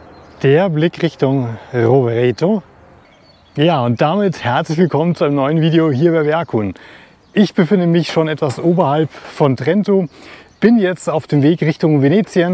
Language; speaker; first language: German; native; German